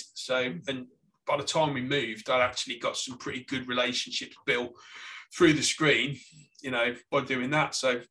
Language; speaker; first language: English; native; English